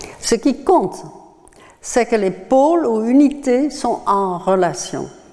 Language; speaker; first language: French; non-native, fluent; Dutch